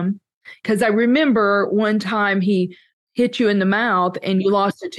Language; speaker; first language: English; native; English